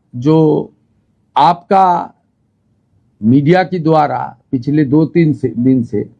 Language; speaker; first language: Hindi; non-native, local second language; Bangla